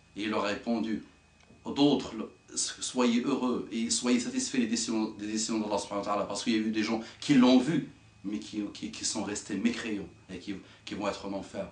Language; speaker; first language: French; non-native, local second language; Arabic